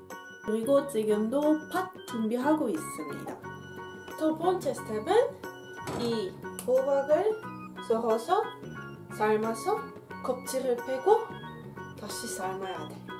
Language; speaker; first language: Korean; non-native, fluent; Dutch